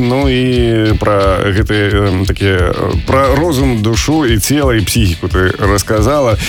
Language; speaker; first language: Belarusian; non-native, local second language; Russian